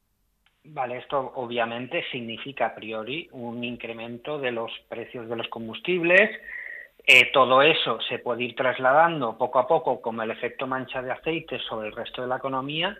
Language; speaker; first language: Spanish; native; Spanish